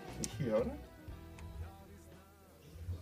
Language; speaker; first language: German; non-native, learner; Spanish